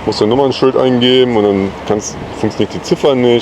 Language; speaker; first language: German; native; German